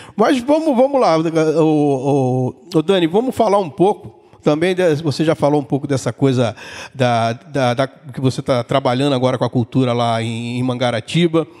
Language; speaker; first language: Portuguese; native; Portuguese